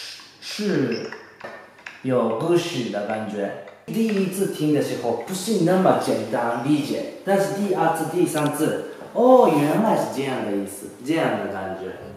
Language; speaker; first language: Chinese; non-native, fluent; Japanese